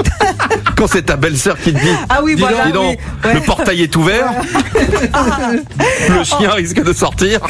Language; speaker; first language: French; native; French